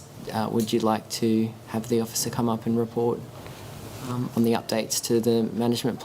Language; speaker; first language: English; native; English